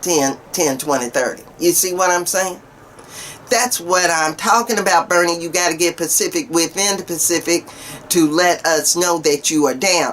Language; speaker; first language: English; native; English